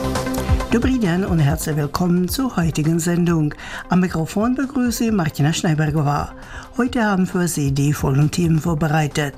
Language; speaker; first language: German; non-native, fluent; Czech